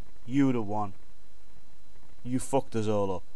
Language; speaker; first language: English; native; English